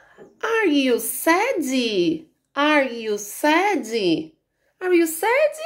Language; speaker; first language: English; non-native, learner; Portuguese